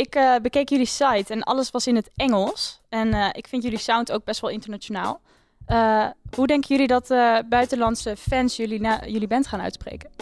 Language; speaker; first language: Dutch; native; Dutch